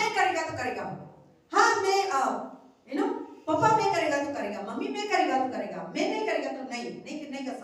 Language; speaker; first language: Hindi; non-native, local second language; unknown